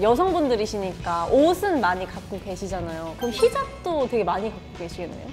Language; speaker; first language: Korean; native; Korean